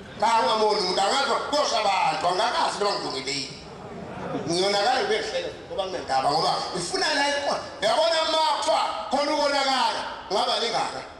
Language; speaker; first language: Zulu; native; Zulu